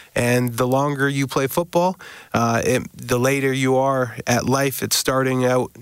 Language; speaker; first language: English; native; English